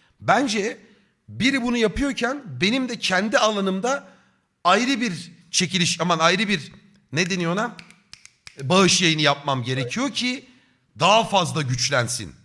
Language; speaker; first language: Turkish; native; Turkish